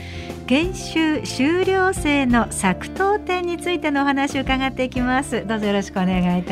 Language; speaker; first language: Japanese; native; Japanese